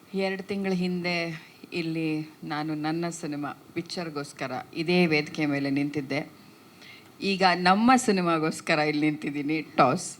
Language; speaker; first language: Kannada; native; Kannada